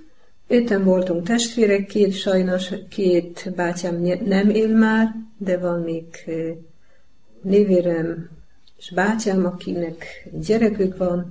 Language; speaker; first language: Hungarian; non-native, learner; Polish